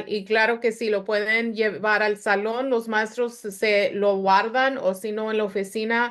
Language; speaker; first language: Spanish; early bilingual, other home language; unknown